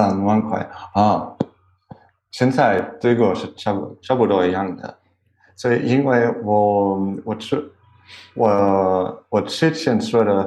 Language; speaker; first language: Chinese; non-native, learner; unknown